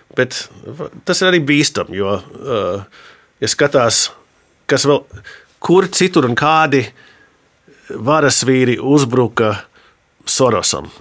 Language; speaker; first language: Latvian; early bilingual, heritage; Latvian